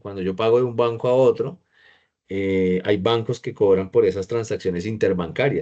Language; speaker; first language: Spanish; native; Spanish